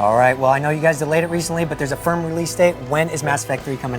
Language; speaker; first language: English; native; English